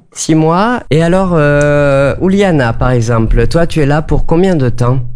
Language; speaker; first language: French; native; French